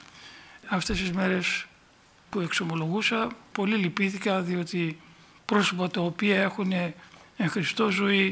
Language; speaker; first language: Greek; native; Greek